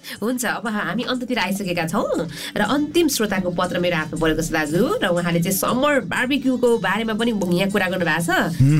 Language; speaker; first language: Nepali; native; Nepali